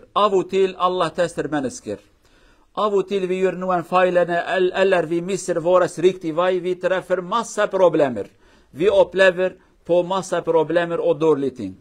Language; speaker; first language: Norwegian; non-native, learner; Kurdish